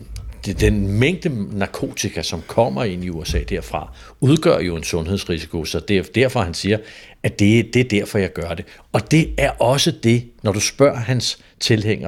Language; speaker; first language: Danish; native; Danish